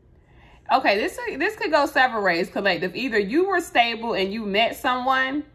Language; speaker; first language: English; native; English